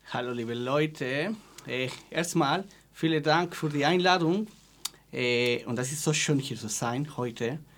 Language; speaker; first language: German; non-native, fluent; Spanish